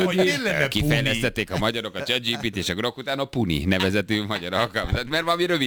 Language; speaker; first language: Hungarian; native; Hungarian